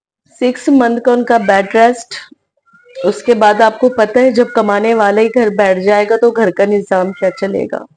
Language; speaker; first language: Urdu; native; Urdu